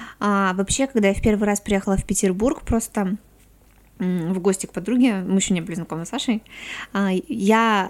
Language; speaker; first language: Russian; native; Russian